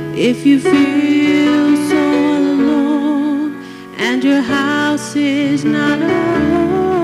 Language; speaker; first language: English; native; English